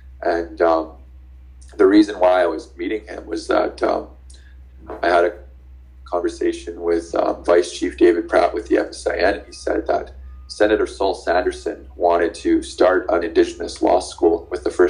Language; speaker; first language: English; native; English